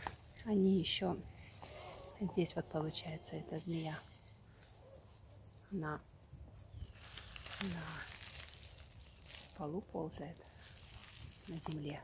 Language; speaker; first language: Russian; native; Russian